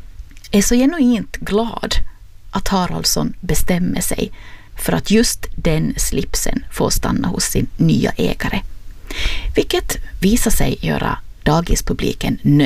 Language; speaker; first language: Swedish; native; Swedish